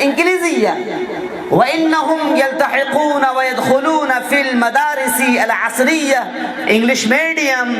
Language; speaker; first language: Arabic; non-native, fluent; Urdu